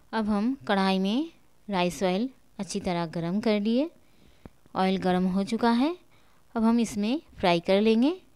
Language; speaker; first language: Hindi; native; Hindi